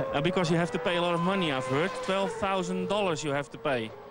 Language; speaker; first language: English; non-native, fluent; Dutch